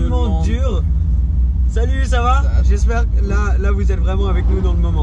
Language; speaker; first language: French; native; French